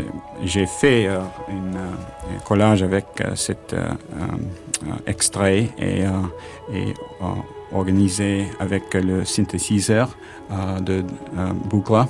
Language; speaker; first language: French; non-native, learner; English